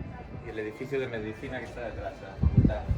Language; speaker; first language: Spanish; native; Spanish